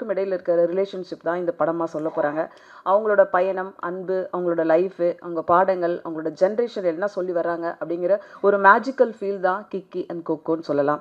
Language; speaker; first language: Tamil; native; Tamil